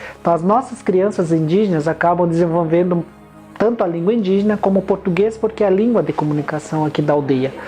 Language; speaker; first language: Portuguese; non-native, local second language; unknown